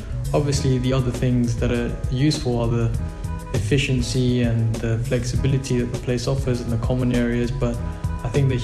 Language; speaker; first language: English; native; English